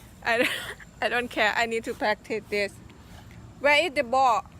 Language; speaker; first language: English; non-native, learner; Thai